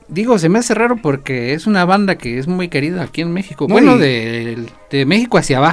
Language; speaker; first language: Spanish; native; Spanish